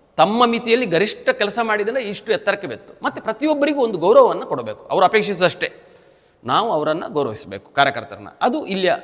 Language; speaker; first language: Kannada; native; Kannada